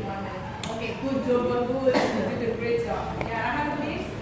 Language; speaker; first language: English; non-native, fluent; Indonesian